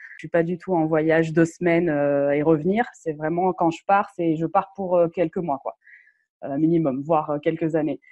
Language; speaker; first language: French; non-native, local second language; Arabic